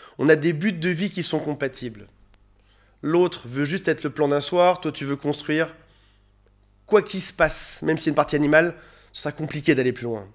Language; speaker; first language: French; native; French